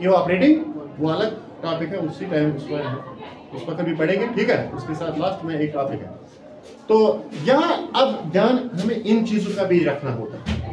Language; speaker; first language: Hindi; non-native, local second language; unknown